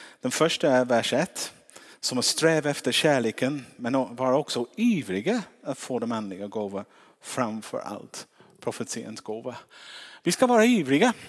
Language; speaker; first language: Swedish; non-native, fluent; English